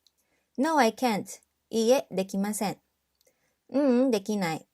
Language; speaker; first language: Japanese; non-native, fluent; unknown